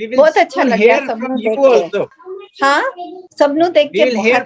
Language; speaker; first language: Hindi; non-native, local second language; Punjabi